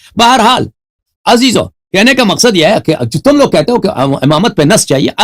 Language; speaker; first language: Urdu; non-native, fluent; Persian